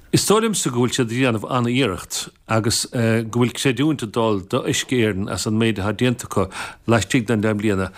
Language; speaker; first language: Irish; native; Irish